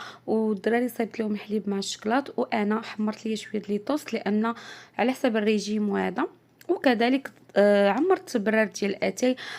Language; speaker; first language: Arabic; native; Arabic